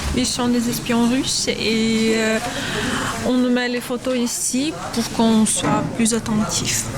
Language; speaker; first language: French; non-native, fluent; Ukrainian